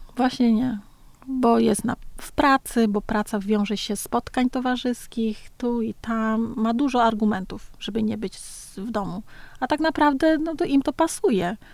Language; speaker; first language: Polish; early bilingual, other home language; Vietnamese